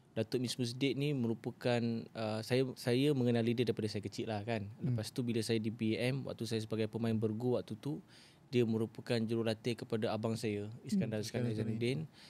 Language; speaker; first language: Malay; native; Malay